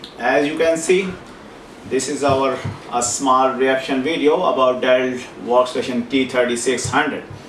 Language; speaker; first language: English; non-native, local second language; Urdu